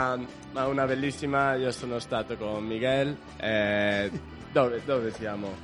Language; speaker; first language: Italian; non-native, learner; Spanish